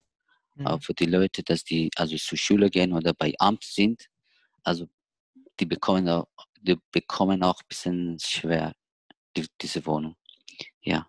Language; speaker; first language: German; non-native, learner; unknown